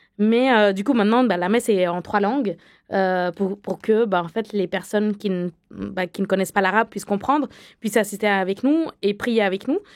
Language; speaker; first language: French; non-native, fluent; Arabic